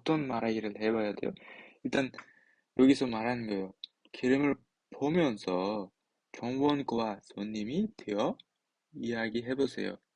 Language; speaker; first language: Korean; non-native, fluent; Uzbek